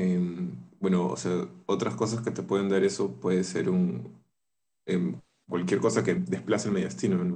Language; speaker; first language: Spanish; native; Spanish